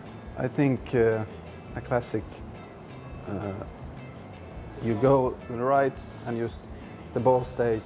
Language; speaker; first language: English; non-native, fluent; Finnish